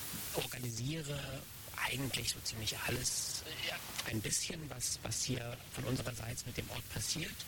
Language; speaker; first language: German; native; German